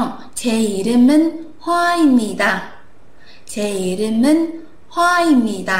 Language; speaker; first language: Korean; non-native, fluent; Vietnamese